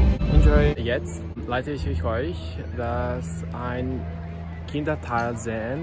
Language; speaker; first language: German; non-native, learner; Serbian